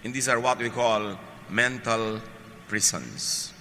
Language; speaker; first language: English; non-native, local second language; Filipino